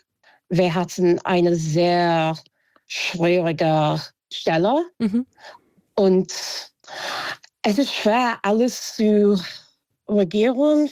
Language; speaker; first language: German; non-native, fluent; English